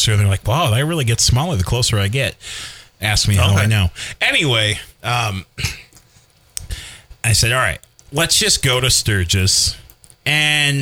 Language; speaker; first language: English; native; English